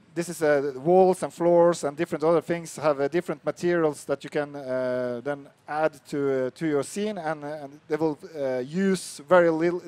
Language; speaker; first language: English; non-native, fluent; Norwegian